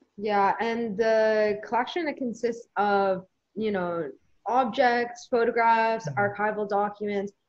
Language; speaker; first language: English; native; English